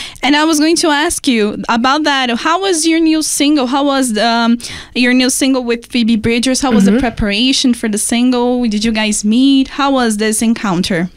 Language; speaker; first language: English; non-native, fluent; Portuguese